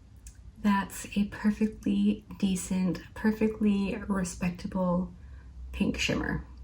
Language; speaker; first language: English; native; English